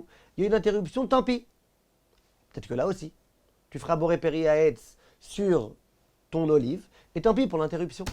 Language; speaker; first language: French; native; French